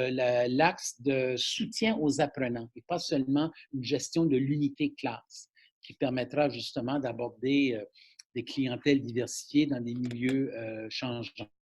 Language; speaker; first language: French; native; French